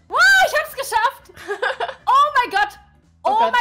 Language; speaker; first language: German; native; German